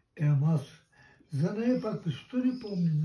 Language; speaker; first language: Bulgarian; non-native, local second language; Turkish